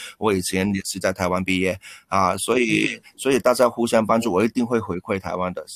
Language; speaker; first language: Chinese; non-native, local second language; Cantonese